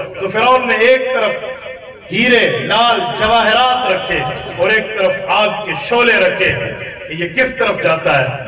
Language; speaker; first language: Urdu; non-native, local second language; Saraiki